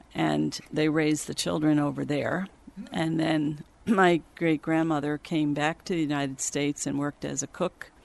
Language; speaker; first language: English; early bilingual, other home language; Swedish